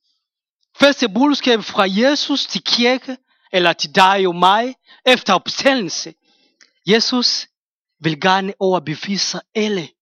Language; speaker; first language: Danish; non-native, fluent; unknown